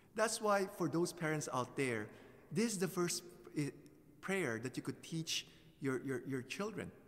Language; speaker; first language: English; non-native, local second language; Filipino